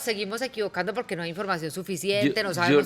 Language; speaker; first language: Spanish; native; Spanish